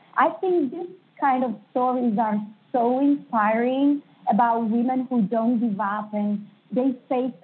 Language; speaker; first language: English; non-native, fluent; Italian